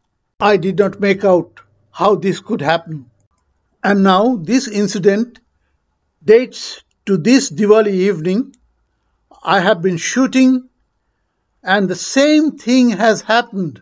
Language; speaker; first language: English; non-native, local second language; Bangla